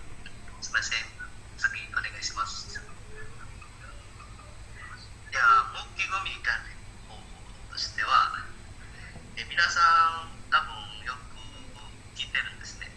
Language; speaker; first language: Japanese; non-native, learner; Indonesian